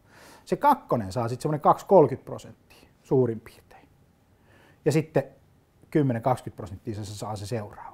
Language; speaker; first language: Finnish; native; Finnish